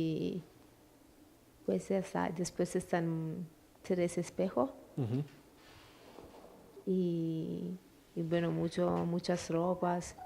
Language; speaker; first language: Spanish; non-native, learner; Italian